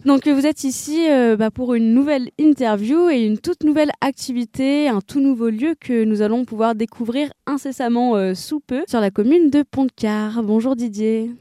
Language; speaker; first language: French; native; French